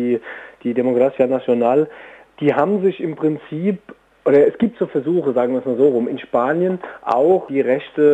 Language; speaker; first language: German; native; German